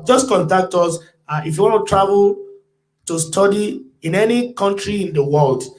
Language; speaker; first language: English; non-native, local second language; Yoruba